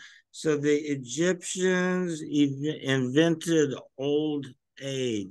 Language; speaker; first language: English; native; English